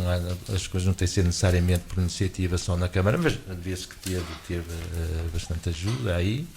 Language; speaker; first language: Portuguese; native; Portuguese